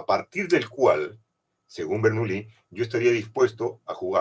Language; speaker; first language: Spanish; native; Spanish